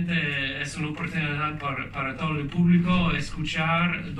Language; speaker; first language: Spanish; non-native, learner; English